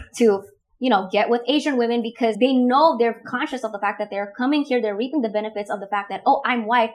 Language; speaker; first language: English; non-native, fluent; Indonesian